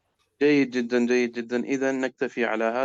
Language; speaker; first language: Arabic; non-native, fluent; Urdu